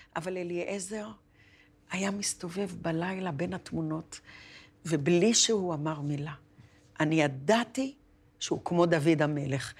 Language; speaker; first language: Hebrew; early bilingual, other home language; Arabic